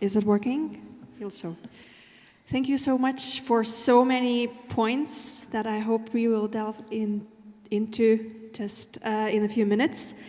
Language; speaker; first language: English; non-native, fluent; Lithuanian